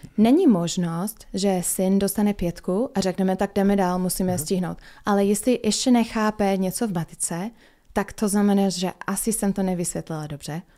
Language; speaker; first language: Czech; non-native, fluent; English